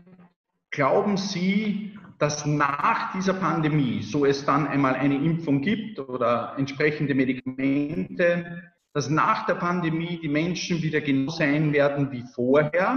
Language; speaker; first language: German; native; German